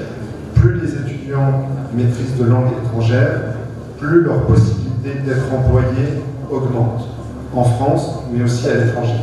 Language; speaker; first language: French; native; French